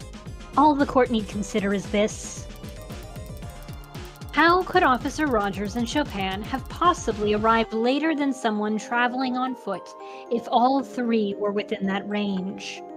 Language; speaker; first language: English; native; English